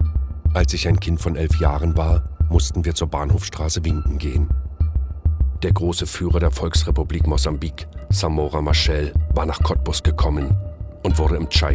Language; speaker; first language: German; native; German